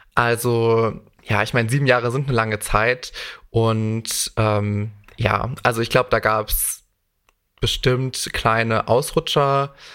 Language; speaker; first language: German; native; German